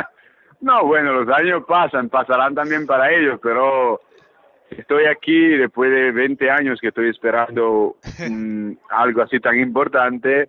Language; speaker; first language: Spanish; early bilingual, heritage; Italian